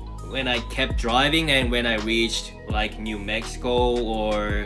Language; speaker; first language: English; non-native, fluent; Japanese